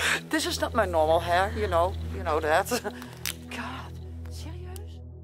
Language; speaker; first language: English; non-native, fluent; Dutch